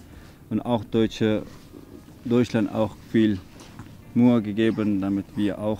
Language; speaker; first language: German; non-native, learner; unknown